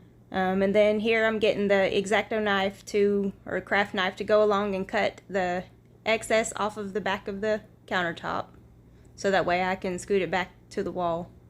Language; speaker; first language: English; native; English